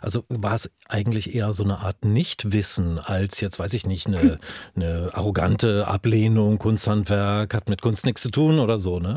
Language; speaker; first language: German; native; German